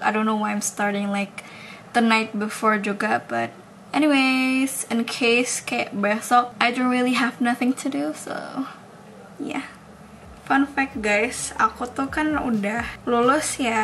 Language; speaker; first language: English; non-native, fluent; Indonesian